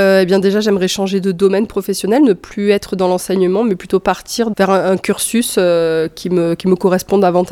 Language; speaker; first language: French; native; French